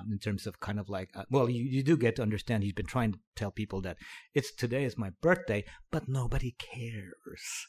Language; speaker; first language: English; non-native, local second language; Filipino